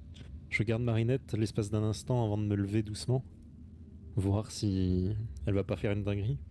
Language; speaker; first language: French; native; French